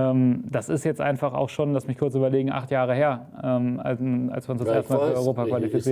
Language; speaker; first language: German; native; German